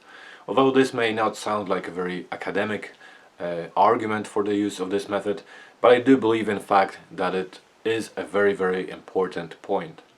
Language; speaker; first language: English; non-native, fluent; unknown